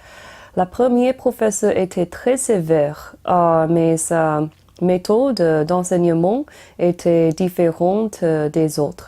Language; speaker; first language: French; non-native, learner; Chinese